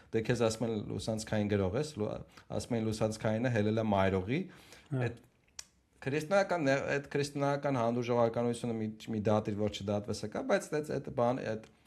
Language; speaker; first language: Armenian; native; Armenian